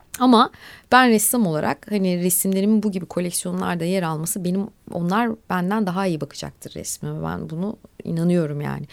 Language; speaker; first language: Turkish; native; Turkish